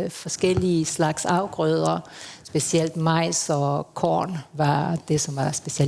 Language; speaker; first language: Danish; non-native, fluent; Spanish